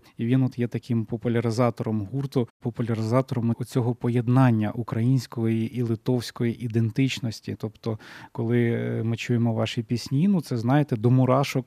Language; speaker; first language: Ukrainian; native; Ukrainian